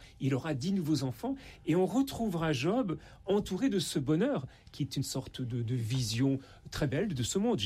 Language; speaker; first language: French; native; French